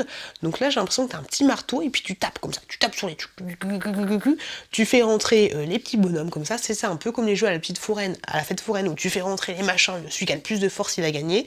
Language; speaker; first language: French; native; French